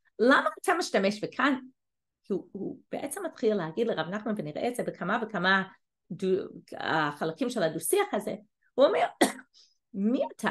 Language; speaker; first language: Hebrew; non-native, fluent; English